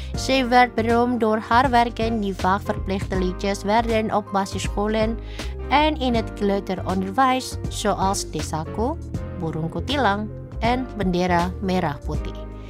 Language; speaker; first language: Dutch; non-native, fluent; Indonesian